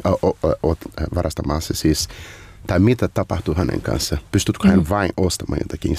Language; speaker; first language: Finnish; non-native, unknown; Portuguese